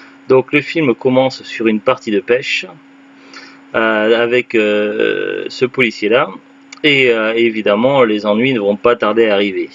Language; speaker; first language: French; native; French